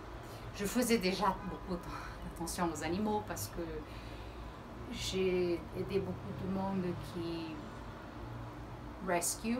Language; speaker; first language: French; early bilingual, heritage; Portuguese